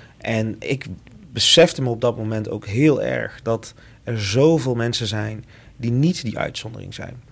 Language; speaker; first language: Dutch; early bilingual, other home language; Lingala